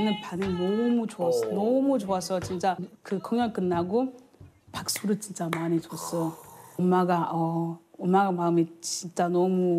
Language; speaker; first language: Korean; non-native, learner; French